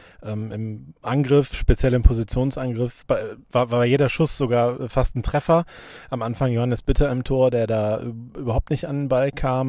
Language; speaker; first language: German; native; German